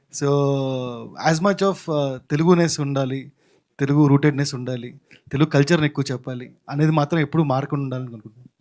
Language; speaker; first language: Telugu; native; Telugu